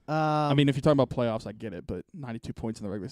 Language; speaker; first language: English; native; English